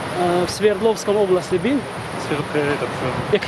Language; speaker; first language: Russian; non-native, learner; Tajik